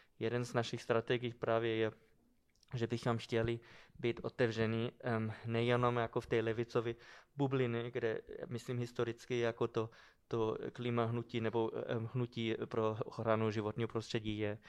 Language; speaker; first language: Czech; non-native, fluent; German